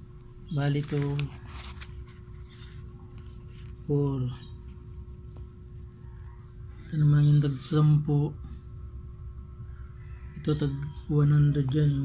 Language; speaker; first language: Filipino; non-native, local second language; Bikol